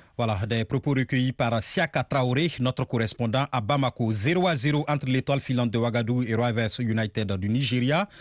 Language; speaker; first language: French; non-native, local second language; Mossi